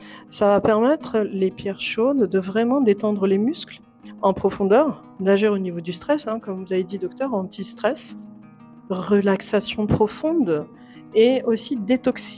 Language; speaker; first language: French; native; French